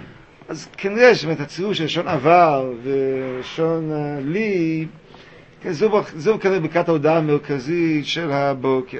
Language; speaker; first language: Hebrew; native; Hebrew